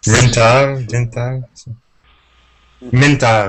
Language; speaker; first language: Spanish; non-native, fluent; English